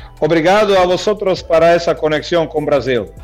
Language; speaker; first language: Portuguese; non-native, learner; Croatian